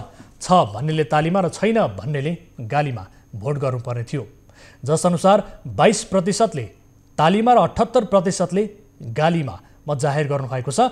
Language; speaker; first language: Nepali; native; Nepali